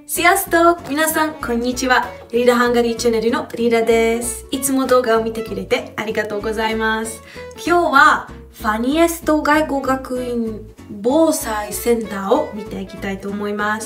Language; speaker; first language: Japanese; non-native, learner; Hungarian